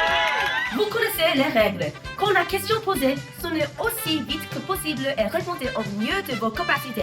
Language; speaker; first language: French; non-native, learner; English